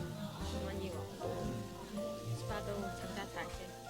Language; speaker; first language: Korean; non-native, learner; Vietnamese